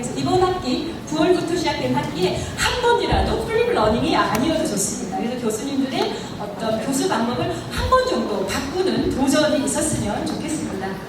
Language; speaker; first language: Korean; native; Korean